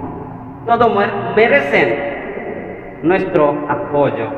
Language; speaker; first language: Spanish; non-native, fluent; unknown